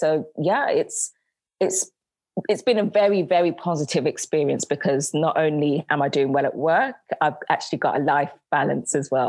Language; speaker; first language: English; native; English